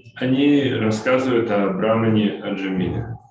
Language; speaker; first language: Russian; native; Russian